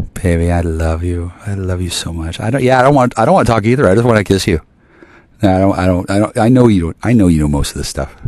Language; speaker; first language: English; native; English